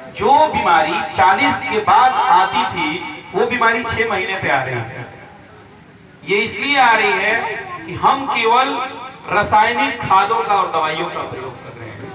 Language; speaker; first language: Hindi; native; Hindi